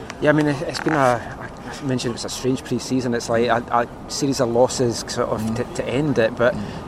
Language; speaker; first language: English; native; English